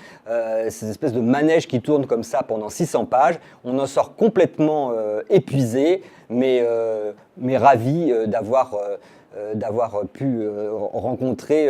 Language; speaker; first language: French; native; French